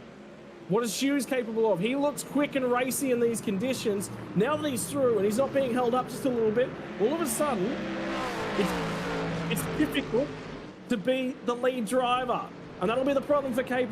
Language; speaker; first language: English; native; English